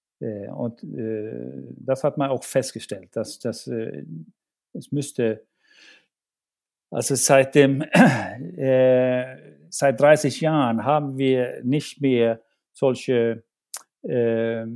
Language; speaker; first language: German; non-native, fluent; Swedish